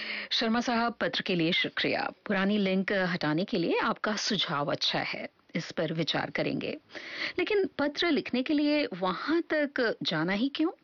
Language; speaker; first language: Hindi; native; Hindi